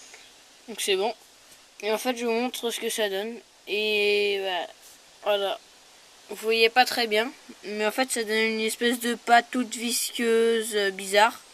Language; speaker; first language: French; native; French